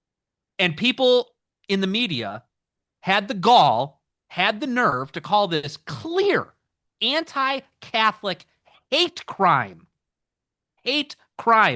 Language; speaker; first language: English; native; English